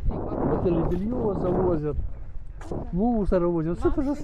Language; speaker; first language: Russian; native; Russian